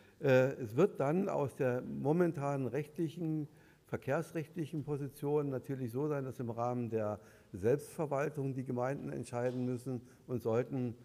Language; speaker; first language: German; native; German